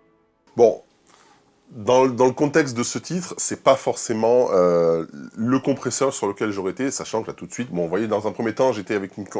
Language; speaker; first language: French; native; French